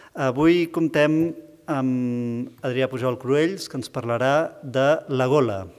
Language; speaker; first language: Catalan; native; Catalan